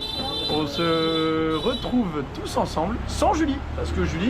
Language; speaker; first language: French; native; French